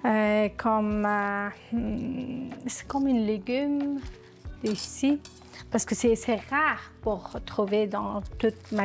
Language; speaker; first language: French; non-native, learner; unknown